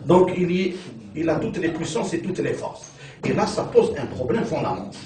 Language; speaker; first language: French; non-native, local second language; Arabic